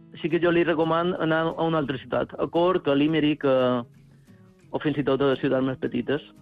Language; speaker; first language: Catalan; native; Catalan